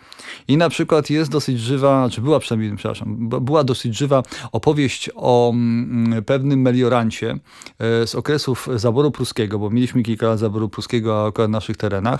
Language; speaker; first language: Polish; native; Polish